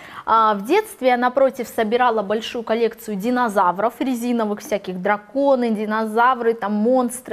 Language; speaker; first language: Russian; native; Russian